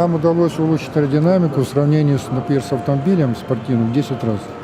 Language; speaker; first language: Russian; native; Russian